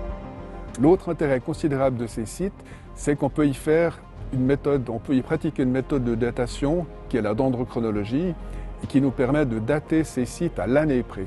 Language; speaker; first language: French; native; French